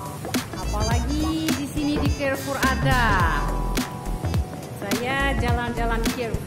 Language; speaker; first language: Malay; non-native, fluent; Russian